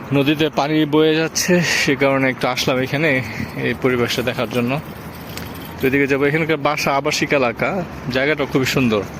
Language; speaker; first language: Bangla; native; Bangla